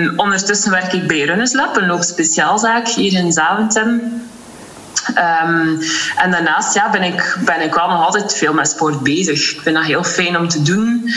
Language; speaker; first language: Dutch; native; Dutch